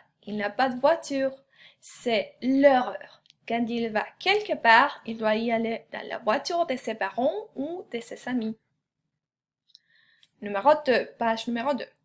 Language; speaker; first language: French; non-native, fluent; Spanish